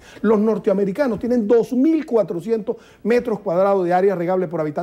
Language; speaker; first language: Spanish; native; Spanish